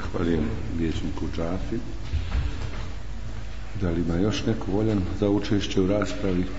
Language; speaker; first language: Croatian; native; Croatian